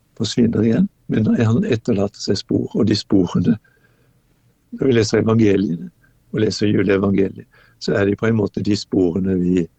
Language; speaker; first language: Norwegian; native; Norwegian